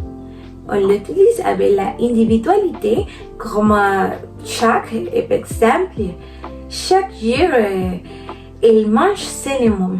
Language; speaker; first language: French; non-native, learner; Spanish